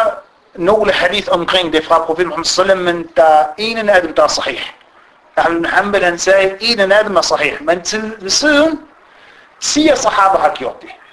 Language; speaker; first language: Danish; non-native, fluent; Arabic